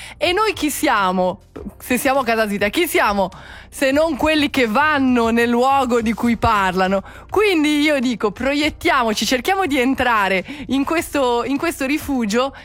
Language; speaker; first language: Italian; native; Italian